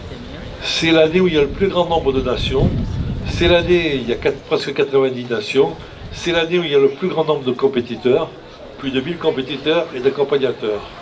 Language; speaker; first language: French; native; French